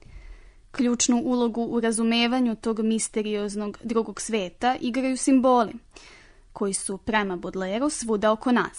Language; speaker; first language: Serbian; native; Serbian